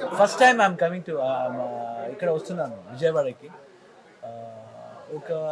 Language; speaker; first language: Telugu; non-native, learner; Kannada